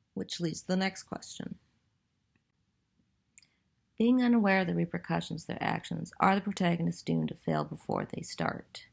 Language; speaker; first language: English; native; English